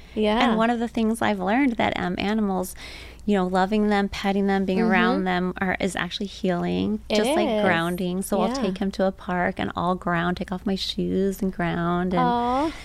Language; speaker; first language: English; native; English